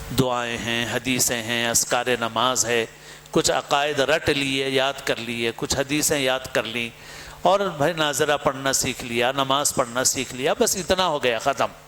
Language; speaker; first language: Urdu; native; Urdu